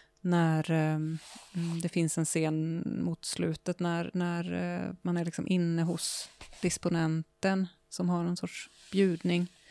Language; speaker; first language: Swedish; native; Swedish